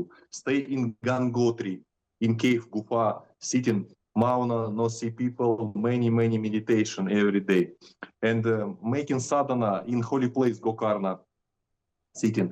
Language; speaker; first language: English; non-native, learner; Russian